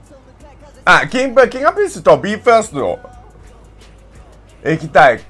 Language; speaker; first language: Japanese; non-native, learner; English